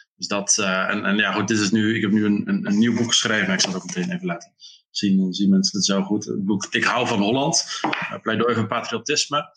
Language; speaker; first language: Dutch; native; Dutch